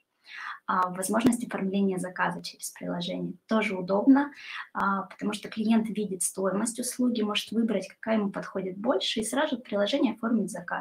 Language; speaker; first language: Russian; native; Russian